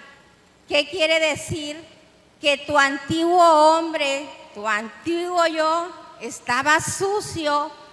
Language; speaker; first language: Spanish; native; Spanish